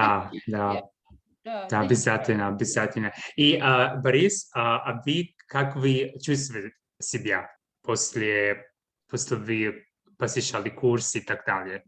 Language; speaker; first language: Russian; non-native, fluent; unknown